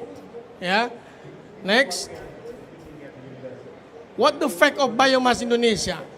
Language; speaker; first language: English; non-native, fluent; Indonesian